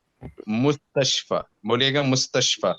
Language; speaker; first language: Hindi; native; Hindi